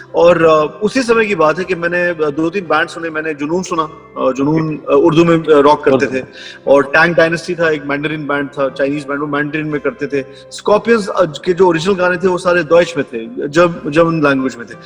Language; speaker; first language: Hindi; native; Hindi